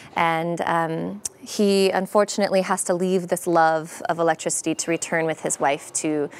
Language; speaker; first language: English; native; English